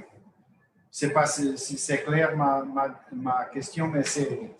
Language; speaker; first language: French; non-native, fluent; Portuguese